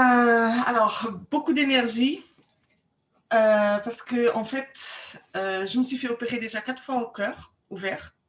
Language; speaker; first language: French; non-native, fluent; Portuguese